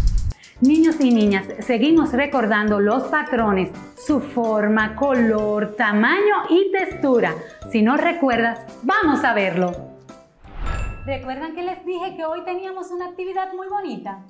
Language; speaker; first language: Spanish; native; Spanish